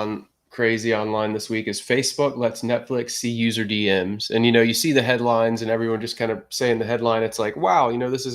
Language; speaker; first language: English; native; English